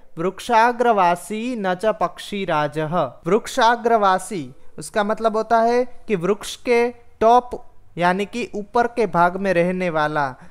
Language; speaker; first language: Hindi; non-native, local second language; Gujarati